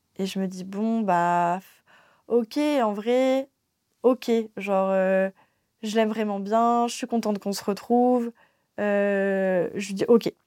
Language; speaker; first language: French; native; French